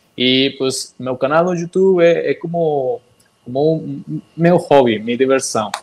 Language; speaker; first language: Portuguese; non-native, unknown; Spanish